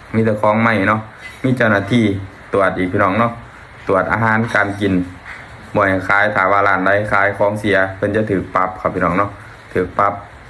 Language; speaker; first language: Thai; native; Thai